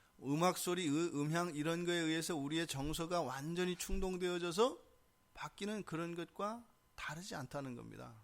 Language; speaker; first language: Korean; native; Korean